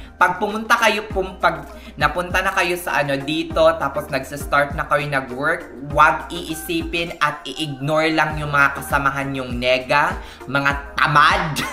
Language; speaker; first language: Filipino; native; Filipino